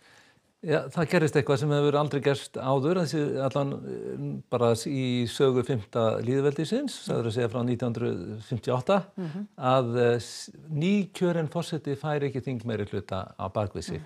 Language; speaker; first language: Icelandic; native; Icelandic